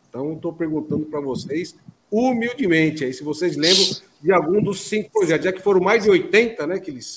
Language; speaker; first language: Portuguese; native; Portuguese